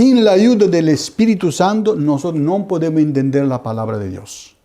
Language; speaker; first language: Spanish; non-native, fluent; Italian